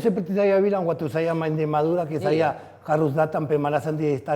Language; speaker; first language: Indonesian; non-native, fluent; Spanish